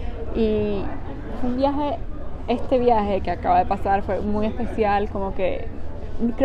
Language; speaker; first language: Spanish; native; Spanish